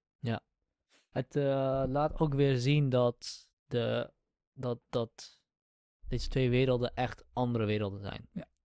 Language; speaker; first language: Dutch; early bilingual, other home language; Kurdish